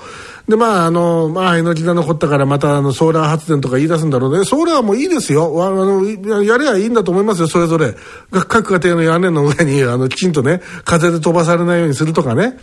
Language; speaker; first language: Japanese; native; Japanese